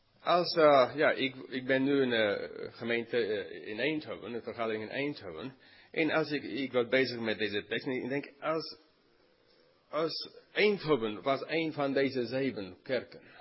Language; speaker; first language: Dutch; non-native, fluent; English